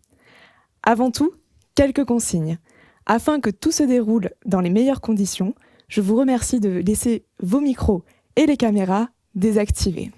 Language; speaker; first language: French; native; French